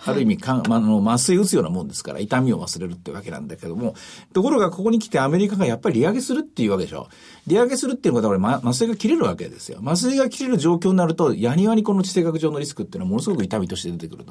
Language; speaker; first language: Japanese; native; Japanese